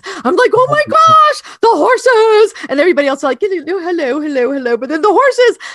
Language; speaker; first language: English; native; English